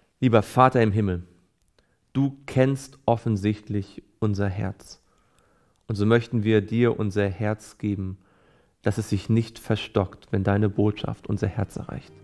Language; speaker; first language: German; native; German